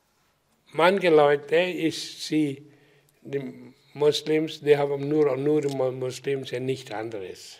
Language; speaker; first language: German; non-native, learner; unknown